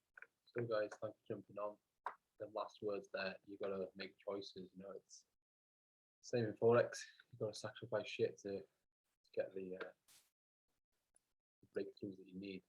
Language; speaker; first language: English; native; English